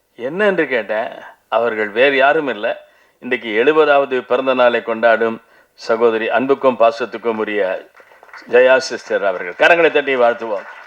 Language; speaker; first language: Tamil; native; Tamil